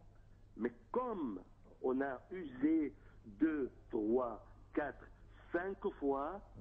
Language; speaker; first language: French; non-native, fluent; Arabic